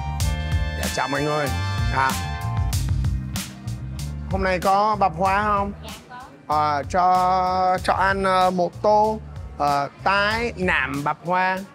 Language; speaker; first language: Vietnamese; non-native, fluent; English